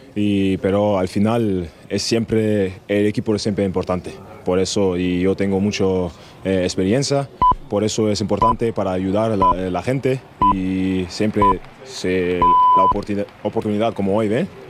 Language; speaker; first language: Spanish; non-native, learner; German